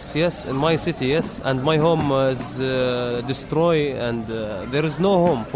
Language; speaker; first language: English; non-native, learner; Arabic